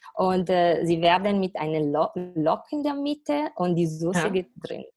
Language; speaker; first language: German; non-native, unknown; Italian